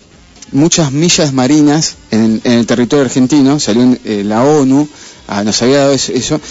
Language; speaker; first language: Spanish; native; Spanish